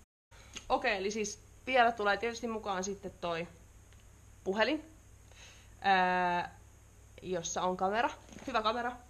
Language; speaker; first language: Finnish; native; Finnish